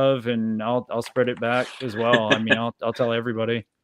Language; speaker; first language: English; native; English